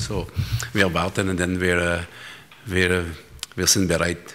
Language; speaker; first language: German; non-native, learner; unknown